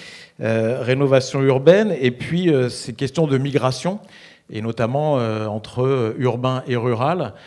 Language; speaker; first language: French; native; French